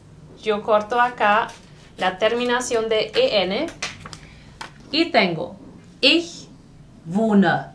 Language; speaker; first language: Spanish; non-native, fluent; German